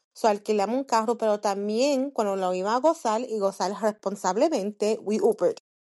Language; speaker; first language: Spanish; early bilingual, heritage; Spanish